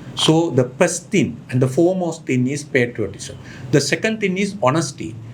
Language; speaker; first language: English; non-native, local second language; Sinhala